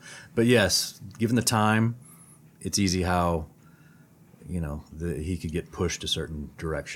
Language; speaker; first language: English; native; English